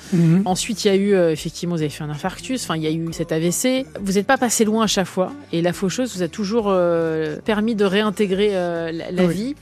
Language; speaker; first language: French; native; French